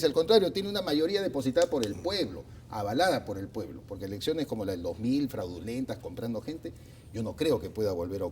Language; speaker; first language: Spanish; native; Spanish